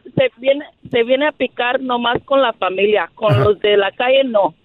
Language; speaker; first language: Spanish; early bilingual, heritage; Spanish